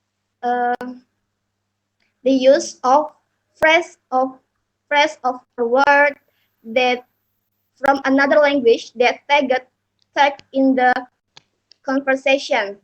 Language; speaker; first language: English; non-native, learner; Indonesian